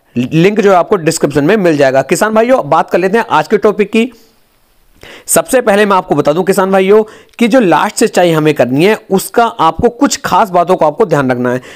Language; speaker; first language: Hindi; native; Hindi